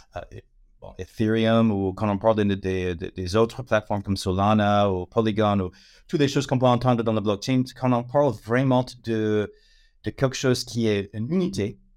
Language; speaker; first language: French; non-native, fluent; English